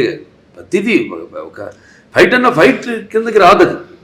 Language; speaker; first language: Telugu; native; Telugu